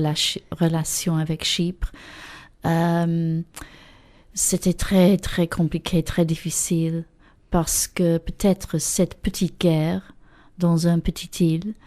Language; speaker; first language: French; non-native, fluent; English